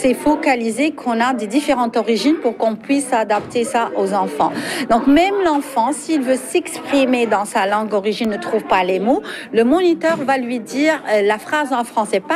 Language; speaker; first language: French; non-native, local second language; Arabic